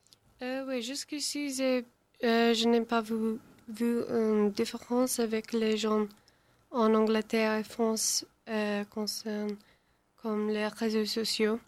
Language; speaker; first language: French; non-native, learner; English